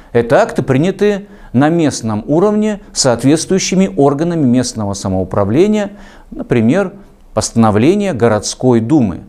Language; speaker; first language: Russian; native; Russian